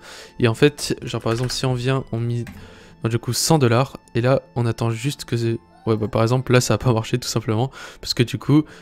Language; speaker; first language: French; native; French